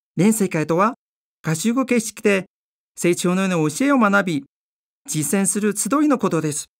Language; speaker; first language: Japanese; non-native, fluent; Chinese